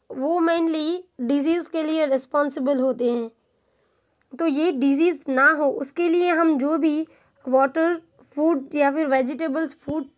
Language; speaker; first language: Hindi; non-native, local second language; Gujarati